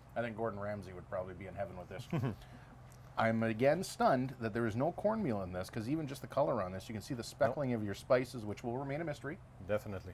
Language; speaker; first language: English; native; English